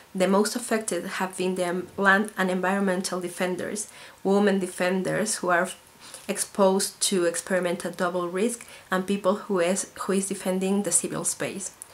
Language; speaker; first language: English; non-native, fluent; Spanish